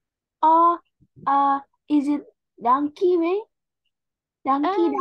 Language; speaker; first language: English; non-native, learner; Indonesian